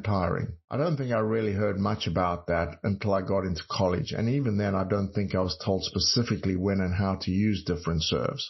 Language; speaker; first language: English; native; English